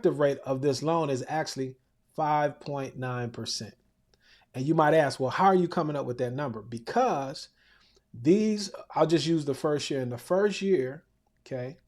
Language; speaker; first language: English; native; English